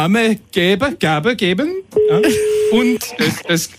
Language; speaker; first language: German; non-native, learner; French